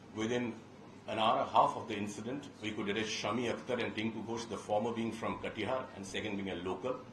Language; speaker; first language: English; non-native, local second language; Bangla